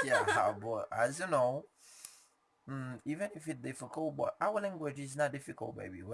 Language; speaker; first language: English; non-native, learner; Haitian Creole